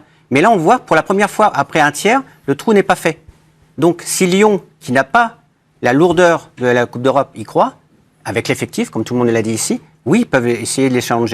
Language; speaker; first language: French; native; French